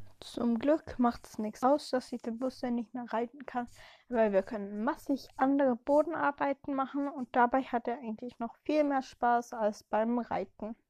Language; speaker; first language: German; early bilingual, heritage; German